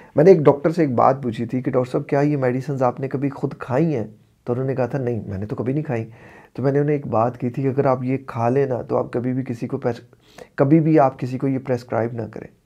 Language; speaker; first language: Urdu; native; Urdu